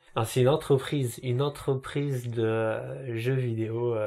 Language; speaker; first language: French; native; French